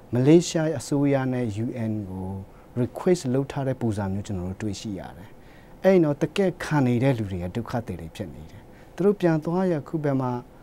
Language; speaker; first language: Burmese; non-native, local second language; Hakha Chin